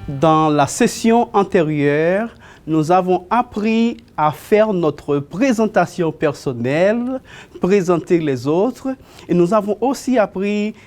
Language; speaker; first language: French; non-native, fluent; Spanish